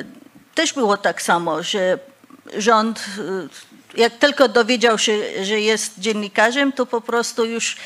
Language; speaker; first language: Polish; non-native, fluent; Persian